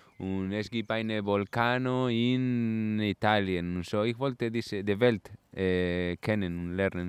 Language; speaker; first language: German; non-native, learner; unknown